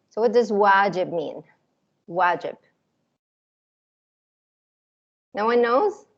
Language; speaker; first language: English; non-native, fluent; Arabic